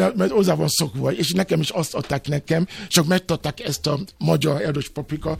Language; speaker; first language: Hungarian; non-native, fluent; Yoruba